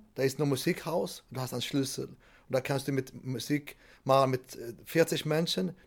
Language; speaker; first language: German; non-native, fluent; Swedish